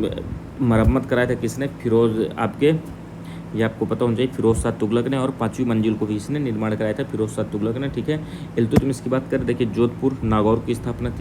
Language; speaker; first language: Hindi; native; Hindi